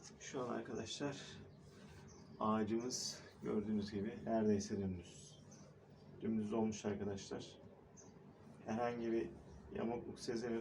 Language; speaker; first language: Turkish; native; Turkish